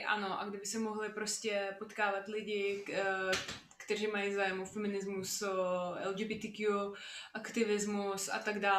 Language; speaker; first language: Czech; non-native, fluent; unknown